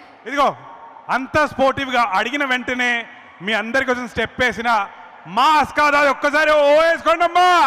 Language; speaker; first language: Telugu; native; Telugu